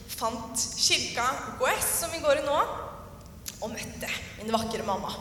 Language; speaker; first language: Norwegian; native; Norwegian